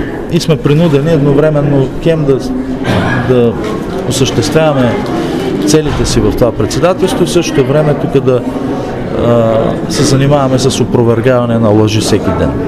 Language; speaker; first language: Bulgarian; native; Bulgarian